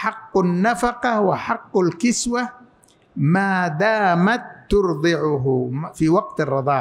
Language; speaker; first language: Arabic; native; Arabic